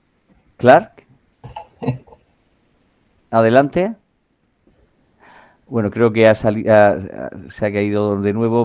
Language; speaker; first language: Spanish; native; Spanish